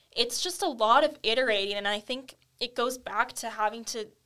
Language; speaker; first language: English; native; English